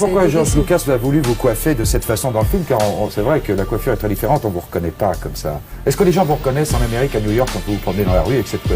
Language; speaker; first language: French; native; French